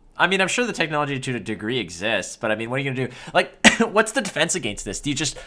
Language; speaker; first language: English; native; English